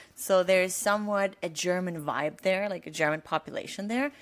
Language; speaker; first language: English; non-native, fluent; German